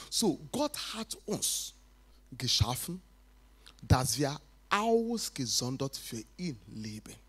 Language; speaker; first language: German; non-native, fluent; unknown